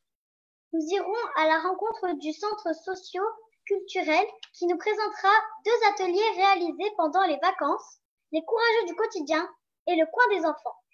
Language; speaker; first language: French; native; French